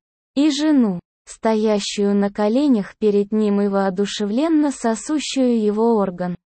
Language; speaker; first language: Russian; native; Russian